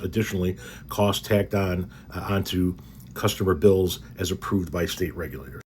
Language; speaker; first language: English; native; English